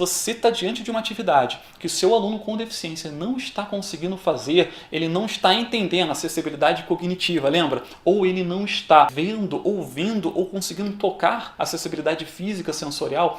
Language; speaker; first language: Portuguese; native; Portuguese